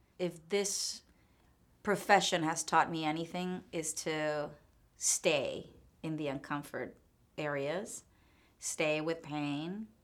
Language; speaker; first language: English; non-native, fluent; Spanish